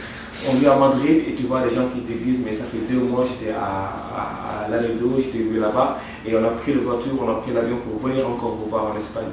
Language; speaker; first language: French; non-native, local second language; Wolof